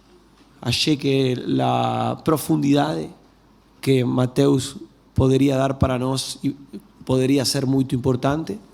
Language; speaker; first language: Portuguese; non-native, learner; Spanish